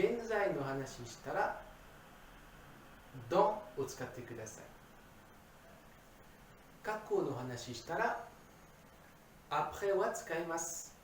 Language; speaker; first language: Japanese; non-native, learner; French